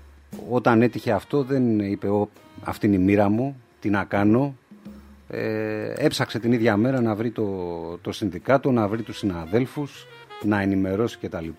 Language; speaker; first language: Greek; native; Greek